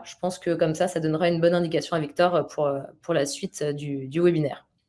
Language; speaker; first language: French; native; French